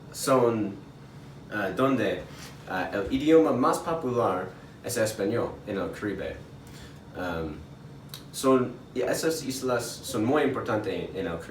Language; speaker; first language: Spanish; non-native, learner; English